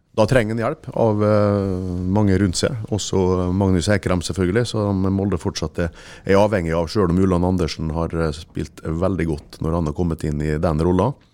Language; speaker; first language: Norwegian; native; Norwegian